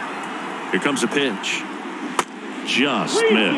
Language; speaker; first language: English; native; English